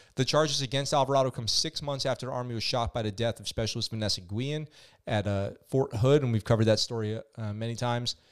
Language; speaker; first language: English; native; English